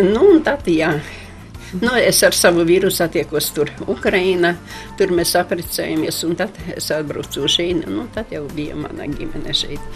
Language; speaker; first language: Latvian; non-native, local second language; Polish